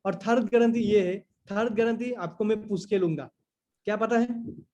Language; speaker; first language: Hindi; non-native, local second language; Assamese